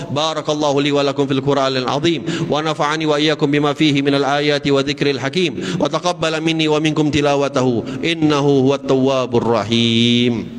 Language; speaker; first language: Malay; native; Malay